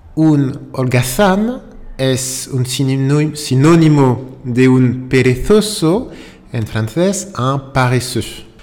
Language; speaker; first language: Spanish; non-native, fluent; French